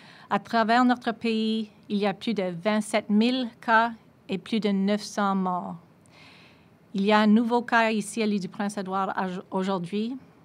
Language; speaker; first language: French; non-native, fluent; English